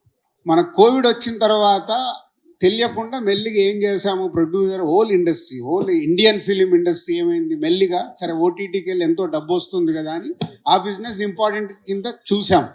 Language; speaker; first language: Telugu; native; Telugu